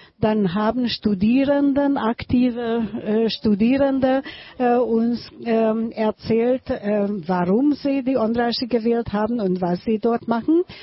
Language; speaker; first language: German; non-native, fluent; Hungarian